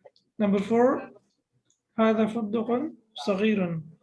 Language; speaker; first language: Arabic; non-native, fluent; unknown